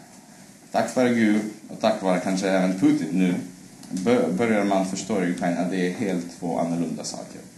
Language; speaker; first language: Swedish; non-native, fluent; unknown